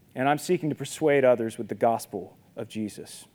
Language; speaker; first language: English; native; English